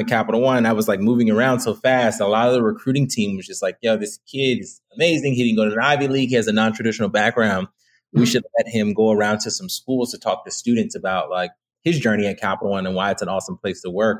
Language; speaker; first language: English; native; English